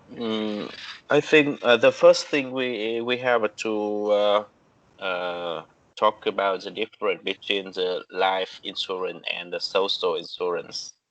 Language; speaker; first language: English; non-native, learner; Vietnamese